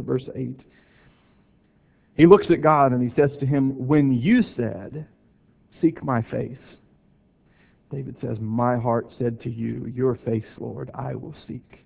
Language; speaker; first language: English; native; English